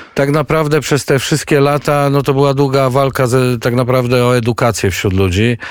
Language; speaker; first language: Polish; native; Polish